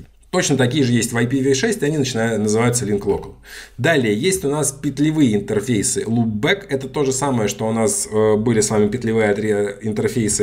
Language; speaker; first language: Russian; native; Russian